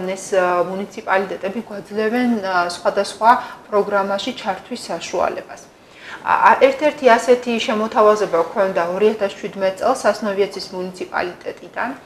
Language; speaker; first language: Georgian; native; Georgian